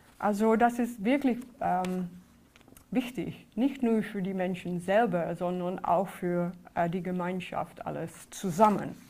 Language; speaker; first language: German; non-native, fluent; Dutch